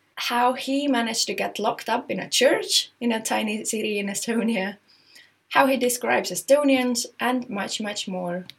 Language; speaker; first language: English; non-native, fluent; Estonian